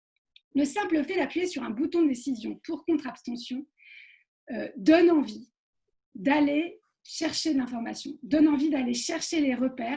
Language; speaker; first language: French; native; French